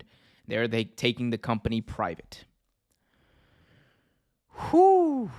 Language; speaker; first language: English; native; English